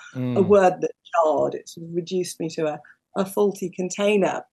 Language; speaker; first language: English; native; English